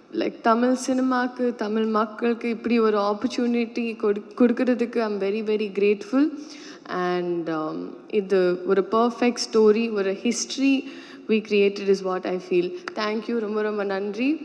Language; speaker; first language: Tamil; non-native, learner; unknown